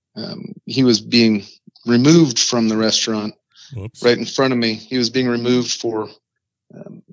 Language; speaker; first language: English; native; English